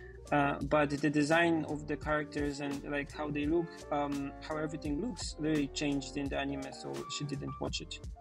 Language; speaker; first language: English; non-native, fluent; Polish